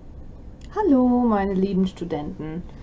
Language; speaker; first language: German; non-native, fluent; English